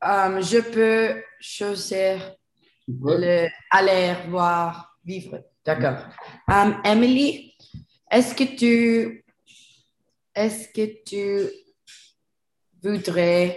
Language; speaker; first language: French; non-native, learner; Spanish